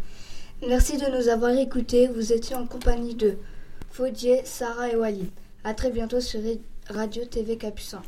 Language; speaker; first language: French; native; French